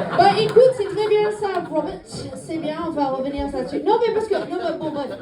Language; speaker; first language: French; non-native, fluent; English